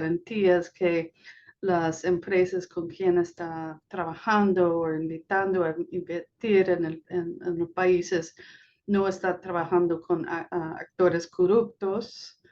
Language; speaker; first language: Spanish; non-native, fluent; English